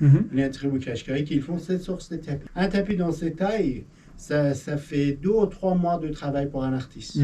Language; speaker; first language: French; non-native, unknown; Persian